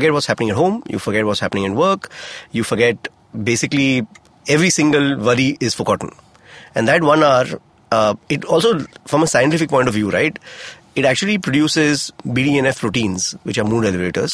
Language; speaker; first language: English; non-native, local second language; Hindi